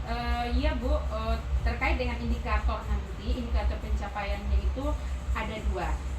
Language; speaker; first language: Indonesian; native; Indonesian